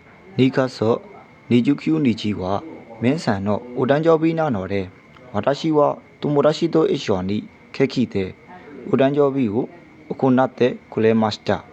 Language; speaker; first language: Japanese; non-native, learner; Burmese